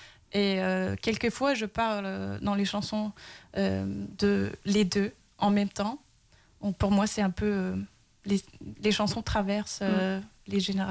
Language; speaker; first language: French; early bilingual, heritage; Danish